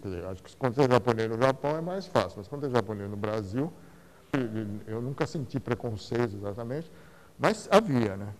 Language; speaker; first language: Portuguese; early bilingual, other home language; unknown